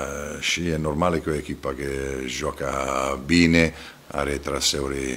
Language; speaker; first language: Romanian; non-native, fluent; Italian